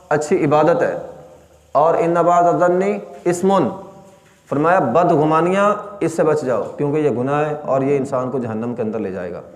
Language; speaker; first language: Urdu; native; Urdu